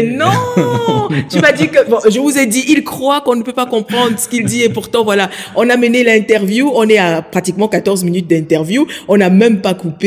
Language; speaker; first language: French; native; French